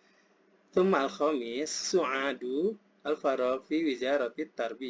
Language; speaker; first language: Arabic; non-native, fluent; Indonesian